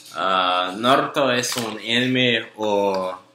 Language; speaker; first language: Spanish; non-native, learner; English